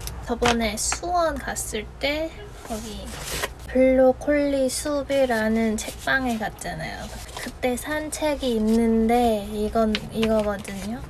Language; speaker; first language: Korean; non-native, fluent; Chinese